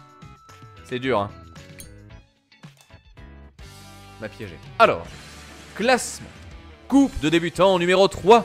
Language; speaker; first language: French; native; French